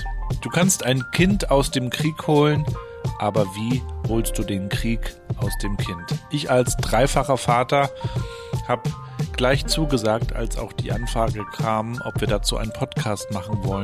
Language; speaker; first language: German; native; German